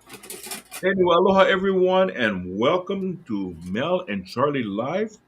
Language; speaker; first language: English; native; English